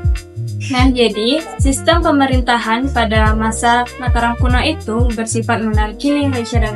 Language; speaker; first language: Indonesian; native; Indonesian